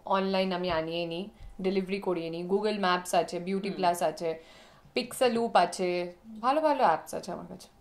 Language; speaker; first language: Bangla; native; Bangla